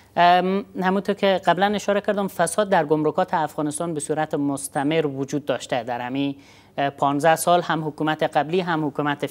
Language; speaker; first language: Persian; native; Persian